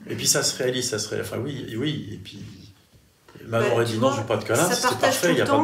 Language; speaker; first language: French; native; French